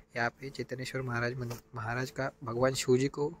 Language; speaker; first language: Hindi; non-native, local second language; Marathi